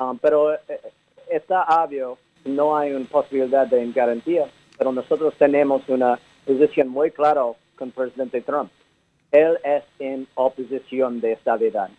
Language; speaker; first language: Spanish; early bilingual, heritage; English